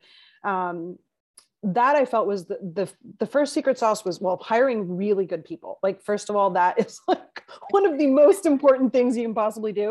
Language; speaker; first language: English; non-native, fluent; Spanish